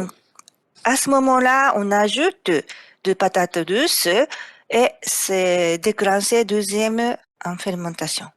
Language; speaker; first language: French; non-native, fluent; Japanese